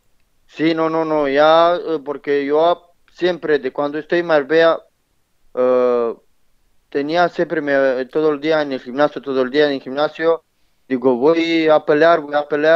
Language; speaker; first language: Spanish; non-native, learner; Romanian